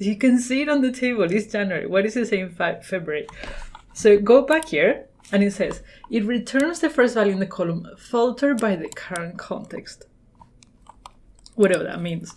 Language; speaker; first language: English; non-native, fluent; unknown